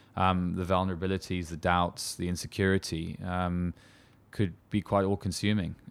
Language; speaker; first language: English; native; English